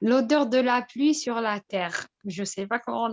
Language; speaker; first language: French; non-native, local second language; Arabic